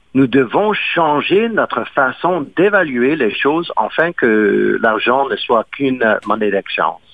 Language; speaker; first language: French; non-native, fluent; English